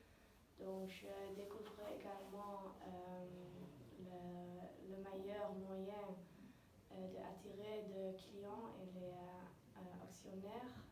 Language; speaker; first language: French; non-native, learner; Dutch